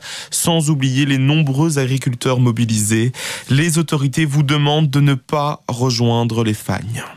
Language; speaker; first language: French; native; French